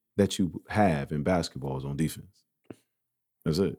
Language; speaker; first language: English; native; English